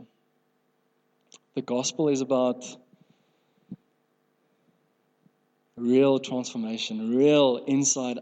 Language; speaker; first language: English; non-native, local second language; Afrikaans